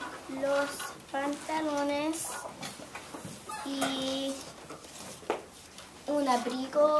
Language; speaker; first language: Spanish; non-native, learner; English